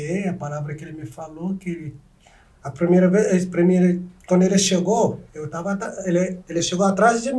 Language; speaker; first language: Portuguese; non-native, learner; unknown